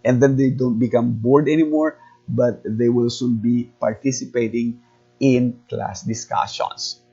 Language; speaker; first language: English; non-native, local second language; Filipino